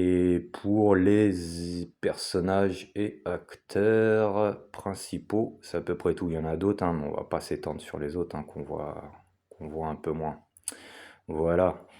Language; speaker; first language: French; native; French